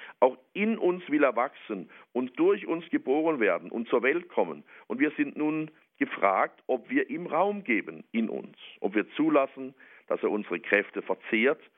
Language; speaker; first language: German; native; German